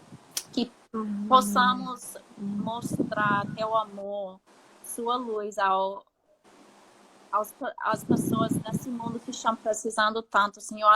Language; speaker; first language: Portuguese; non-native, fluent; English